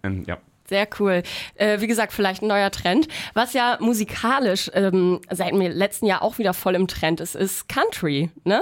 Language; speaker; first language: German; native; German